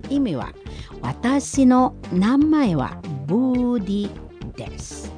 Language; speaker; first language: Japanese; non-native, fluent; Indonesian